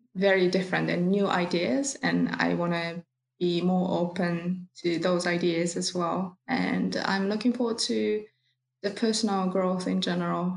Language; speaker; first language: English; non-native, fluent; Japanese